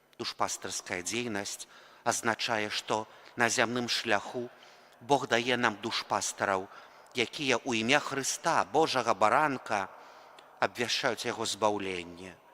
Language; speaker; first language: Belarusian; native; Belarusian